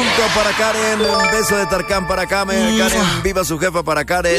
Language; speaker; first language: Spanish; native; Spanish